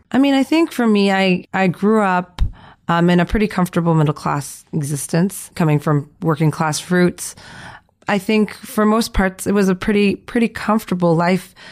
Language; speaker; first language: English; early bilingual, other home language; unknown